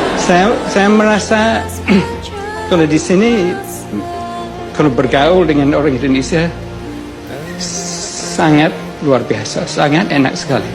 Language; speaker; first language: Indonesian; non-native, fluent; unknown